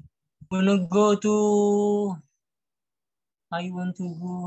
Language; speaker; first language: English; non-native, learner; Indonesian